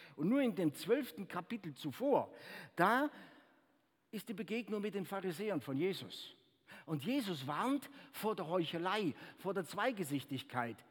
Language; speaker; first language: German; native; German